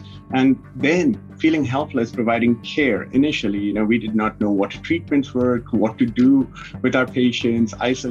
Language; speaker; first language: English; non-native, local second language; Punjabi